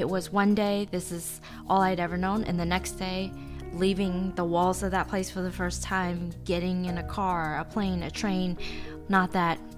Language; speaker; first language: English; early bilingual, other home language; Chinese